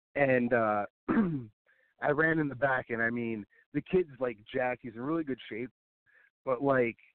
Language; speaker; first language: English; native; English